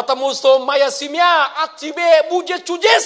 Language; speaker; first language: Russian; non-native, learner; Vietnamese